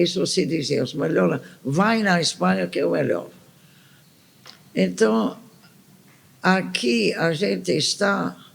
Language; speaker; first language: Portuguese; non-native, fluent; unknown